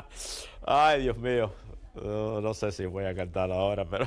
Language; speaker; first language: Spanish; early bilingual, heritage; Spanish